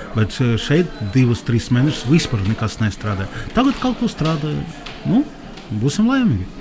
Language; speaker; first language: Latvian; non-native, local second language; Russian